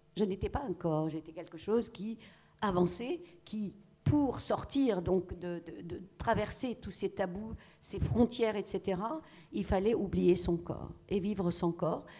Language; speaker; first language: French; non-native, local second language; Arabic